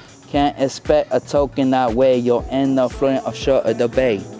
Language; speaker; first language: English; native; English